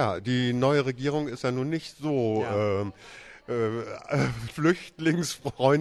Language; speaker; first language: German; native; German